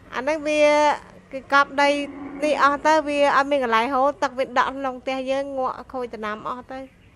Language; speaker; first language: Khmer; native; Khmer